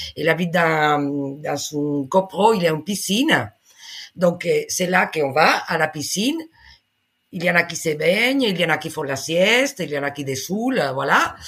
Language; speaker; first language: French; non-native, fluent; Spanish